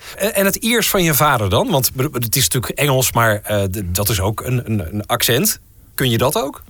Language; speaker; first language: Dutch; native; Dutch